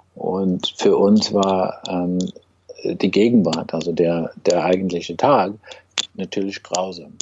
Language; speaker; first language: German; non-native, fluent; English